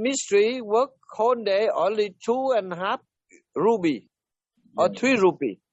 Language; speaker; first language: English; non-native, learner; Vietnamese